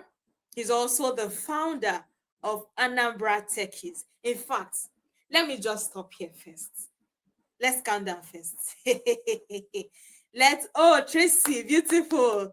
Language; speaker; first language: English; non-native, local second language; Igbo